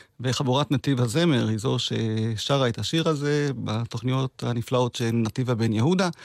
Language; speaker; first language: Hebrew; native; Hebrew